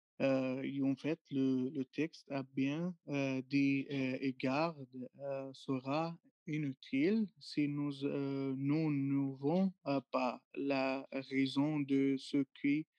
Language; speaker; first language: French; non-native, fluent; Arabic